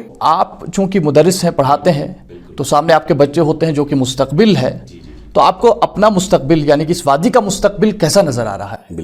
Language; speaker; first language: Urdu; non-native, local second language; Kashmiri